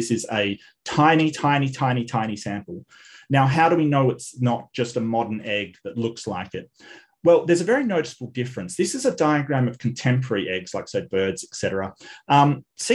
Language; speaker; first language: English; native; English